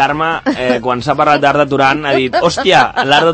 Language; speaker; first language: Catalan; native; Catalan